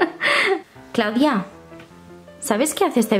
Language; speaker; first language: Spanish; native; Spanish